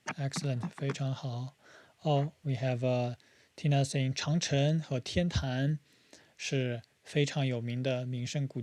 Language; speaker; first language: Chinese; non-native, fluent; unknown